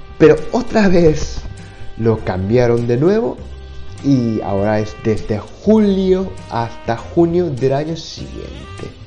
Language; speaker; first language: Spanish; non-native, fluent; Japanese